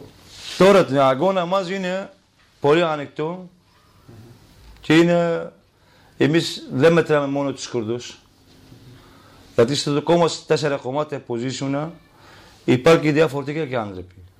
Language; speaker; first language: Greek; non-native, learner; Kurdish